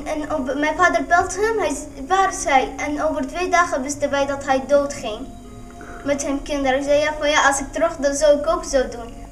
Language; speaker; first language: Dutch; early bilingual, other home language; Arabic